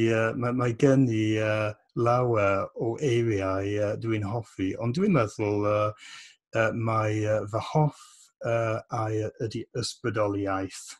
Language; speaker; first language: Welsh; non-native, fluent; English